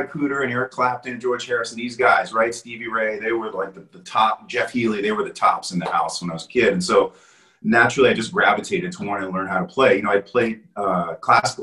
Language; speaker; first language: English; native; English